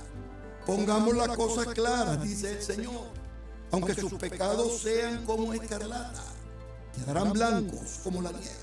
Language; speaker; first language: Spanish; native; Spanish